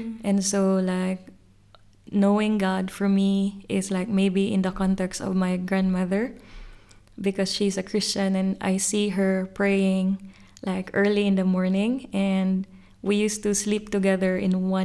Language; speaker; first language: English; non-native, local second language; Cebuano